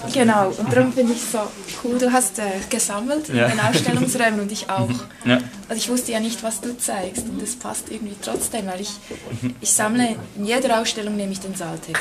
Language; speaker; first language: German; non-native, fluent; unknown